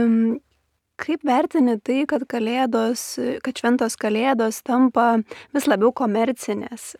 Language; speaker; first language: Lithuanian; native; Lithuanian